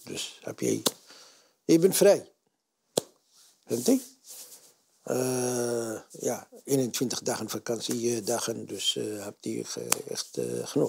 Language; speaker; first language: Dutch; non-native, learner; Arabic